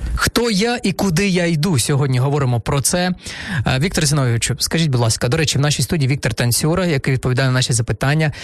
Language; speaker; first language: Ukrainian; non-native, local second language; Russian